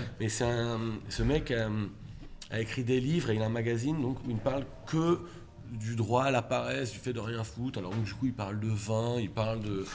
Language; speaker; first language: French; native; French